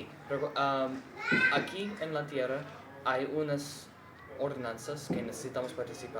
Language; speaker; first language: Spanish; non-native, learner; English